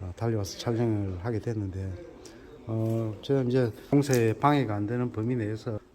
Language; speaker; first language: Korean; native; Korean